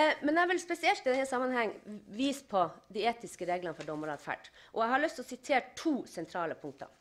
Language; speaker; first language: Norwegian; early bilingual, other home language; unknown